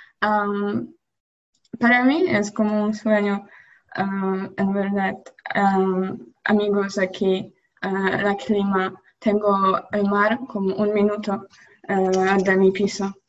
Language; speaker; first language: Spanish; non-native, learner; Polish